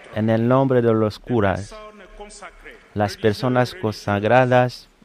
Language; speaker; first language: Spanish; non-native, fluent; French